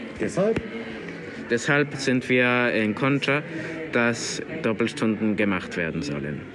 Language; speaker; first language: German; non-native, learner; Spanish